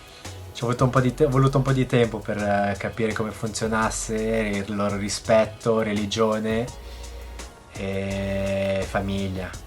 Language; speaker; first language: Italian; early bilingual, other home language; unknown